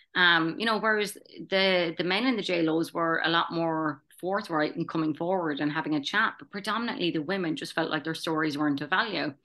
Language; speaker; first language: English; native; English